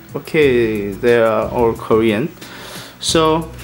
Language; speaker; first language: English; non-native, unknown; Korean